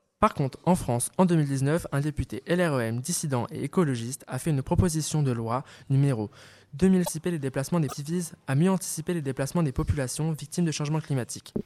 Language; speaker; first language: French; native; French